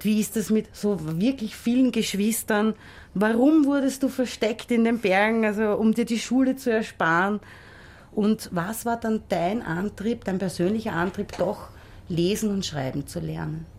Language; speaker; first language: German; native; German